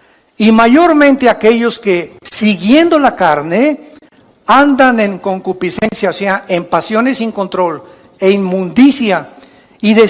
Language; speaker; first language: Spanish; native; Spanish